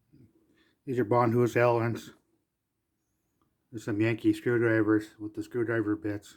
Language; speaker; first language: English; native; English